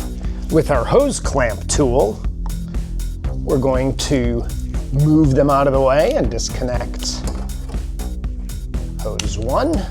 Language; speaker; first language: English; native; English